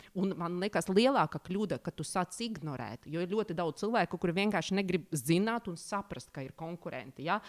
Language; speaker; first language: Latvian; non-native, local second language; Russian